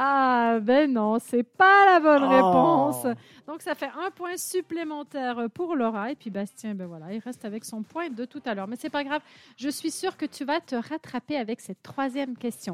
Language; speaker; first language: French; native; French